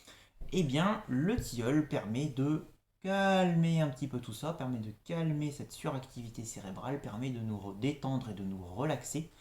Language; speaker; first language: French; native; French